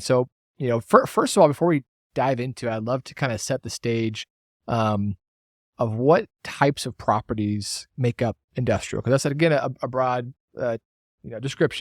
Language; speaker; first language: English; native; English